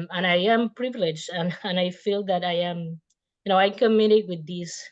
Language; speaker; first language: English; non-native, fluent; Spanish